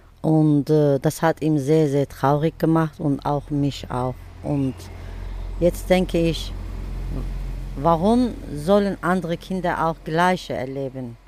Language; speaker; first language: German; early bilingual, other home language; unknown